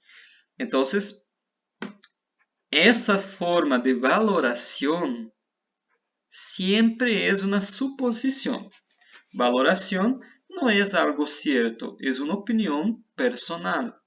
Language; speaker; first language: Spanish; non-native, fluent; Portuguese